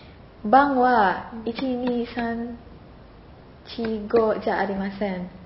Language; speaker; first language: Japanese; non-native, learner; Indonesian